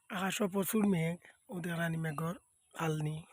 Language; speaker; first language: Bangla; native; Bangla